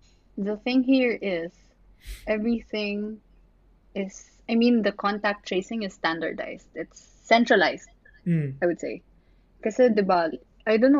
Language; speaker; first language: English; non-native, local second language; Filipino